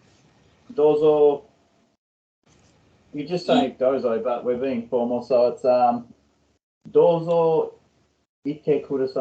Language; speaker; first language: English; non-native, learner; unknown